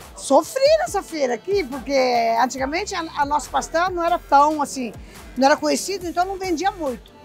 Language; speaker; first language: Portuguese; early bilingual, other home language; Japanese